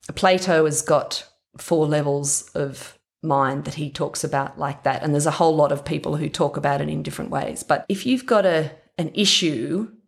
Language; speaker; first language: English; native; English